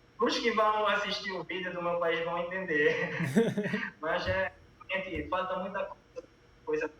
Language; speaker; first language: Portuguese; non-native, local second language; Kabuverdianu